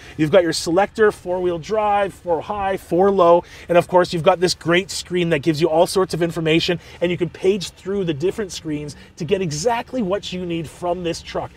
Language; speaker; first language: English; native; English